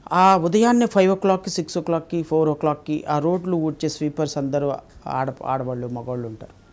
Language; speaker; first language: Telugu; native; Telugu